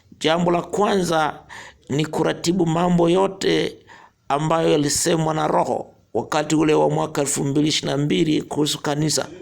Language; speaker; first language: Swahili; non-native, local second language; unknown